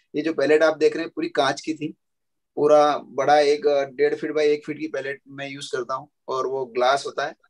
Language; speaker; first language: Hindi; native; Hindi